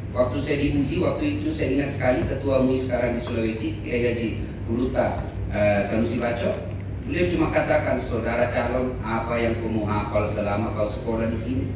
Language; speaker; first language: Indonesian; non-native, local second language; Buginese